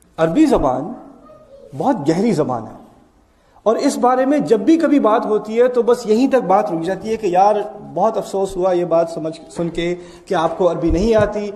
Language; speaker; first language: Urdu; early bilingual, heritage; Urdu